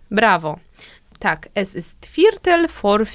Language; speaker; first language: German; non-native, fluent; Polish